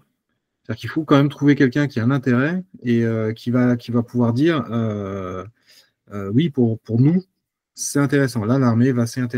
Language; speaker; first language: French; native; French